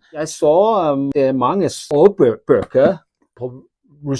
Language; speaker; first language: Norwegian; non-native, learner; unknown